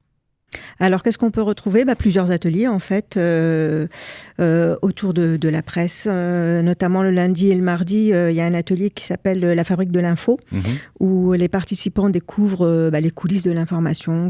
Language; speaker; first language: French; native; French